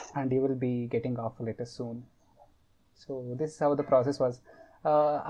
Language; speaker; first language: English; non-native, local second language; Kannada